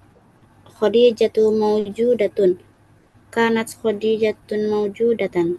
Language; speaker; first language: Arabic; non-native, learner; Indonesian